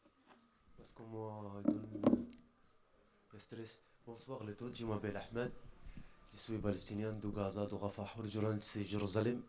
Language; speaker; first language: French; non-native, learner; Arabic